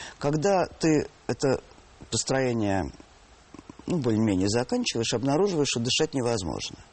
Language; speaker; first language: Russian; native; Russian